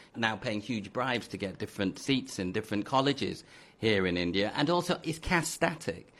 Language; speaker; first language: English; native; English